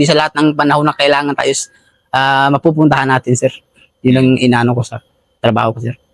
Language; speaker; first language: Filipino; non-native, local second language; Maguindanaon